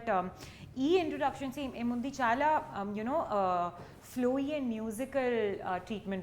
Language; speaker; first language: Telugu; non-native, learner; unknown